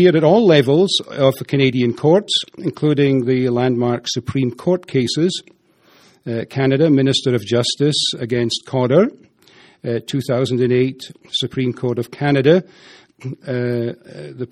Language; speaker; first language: English; native; English